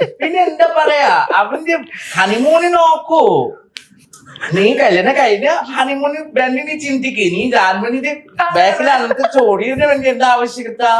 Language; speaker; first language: Malayalam; non-native, local second language; Assamese